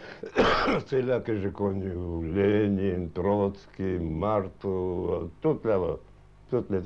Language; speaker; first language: French; non-native, fluent; Russian